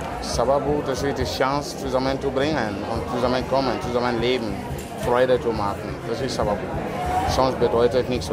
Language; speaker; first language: German; non-native, learner; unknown